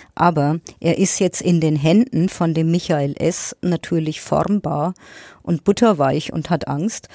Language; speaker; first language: German; native; German